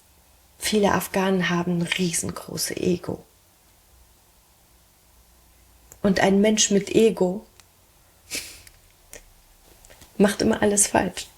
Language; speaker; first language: German; early bilingual, heritage; German